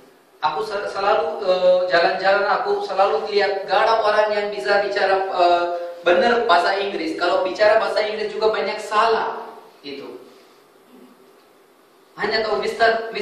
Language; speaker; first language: Indonesian; non-native, fluent; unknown